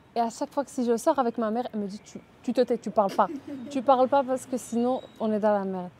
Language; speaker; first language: French; early bilingual, other home language; Arabic